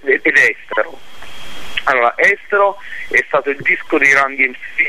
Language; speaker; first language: Italian; native; Italian